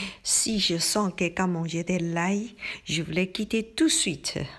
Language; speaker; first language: French; non-native, learner; Chinese